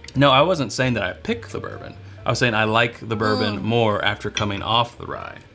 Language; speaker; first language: English; native; English